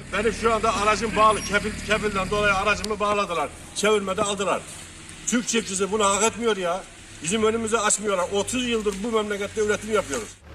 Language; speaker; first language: Turkish; native; Turkish